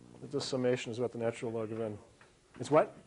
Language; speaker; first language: English; native; English